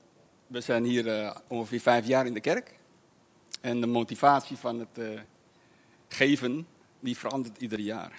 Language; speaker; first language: Dutch; non-native, fluent; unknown